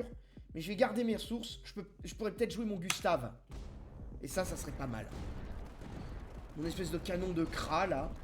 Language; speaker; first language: French; native; French